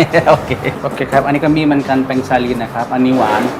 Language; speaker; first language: Thai; non-native, learner; Hindi